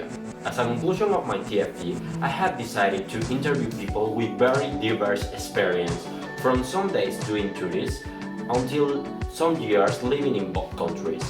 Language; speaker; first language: English; non-native, fluent; Spanish